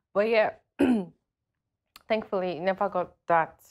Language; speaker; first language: English; non-native, local second language; Yoruba